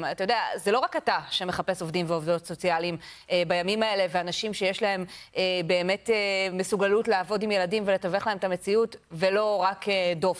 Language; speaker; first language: Hebrew; native; Hebrew